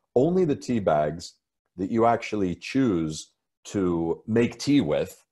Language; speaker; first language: English; native; English